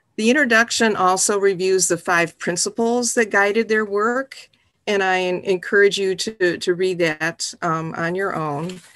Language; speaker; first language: English; native; English